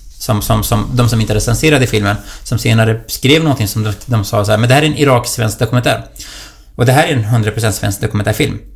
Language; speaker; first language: Swedish; non-native, fluent; Kurdish